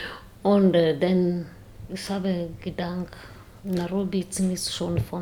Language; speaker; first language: German; non-native, learner; Swahili